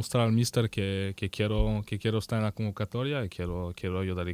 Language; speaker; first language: Spanish; non-native, learner; French